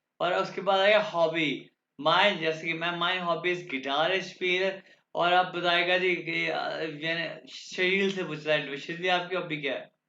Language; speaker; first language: Urdu; non-native, local second language; Punjabi